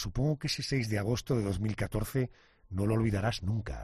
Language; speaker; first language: Spanish; native; Spanish